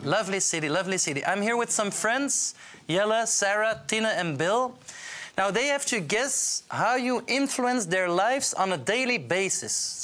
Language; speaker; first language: English; non-native, fluent; Dutch